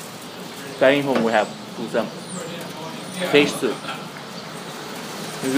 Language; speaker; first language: English; non-native, fluent; Chinese